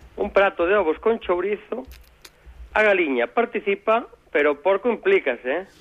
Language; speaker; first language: Galician; native; Galician